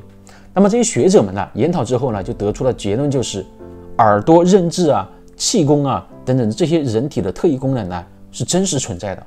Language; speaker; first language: Chinese; native; Chinese